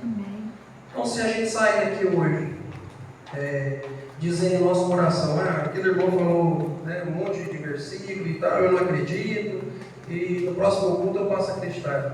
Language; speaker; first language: Portuguese; native; Portuguese